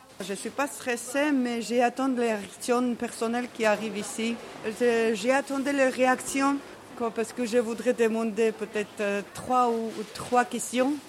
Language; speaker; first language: French; non-native, learner; Georgian